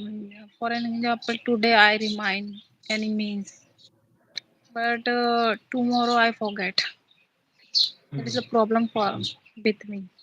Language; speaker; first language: English; non-native, learner; Hindi